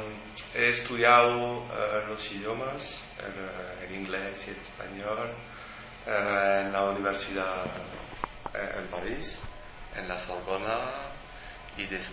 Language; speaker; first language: Spanish; non-native, fluent; French